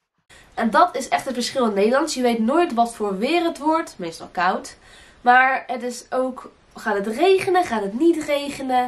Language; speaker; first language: Dutch; early bilingual, other home language; Portuguese